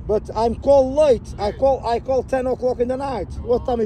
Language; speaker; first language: English; non-native, learner; Portuguese